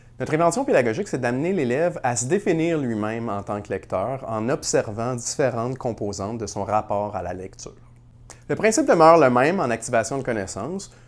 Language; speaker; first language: French; native; French